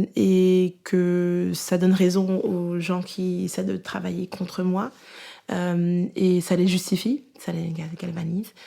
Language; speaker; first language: French; native; French